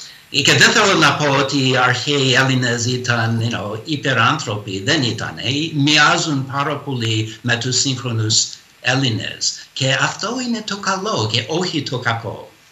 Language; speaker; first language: Greek; non-native, fluent; English